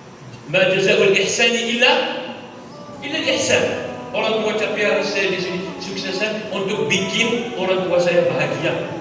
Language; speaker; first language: Indonesian; non-native, learner; Arabic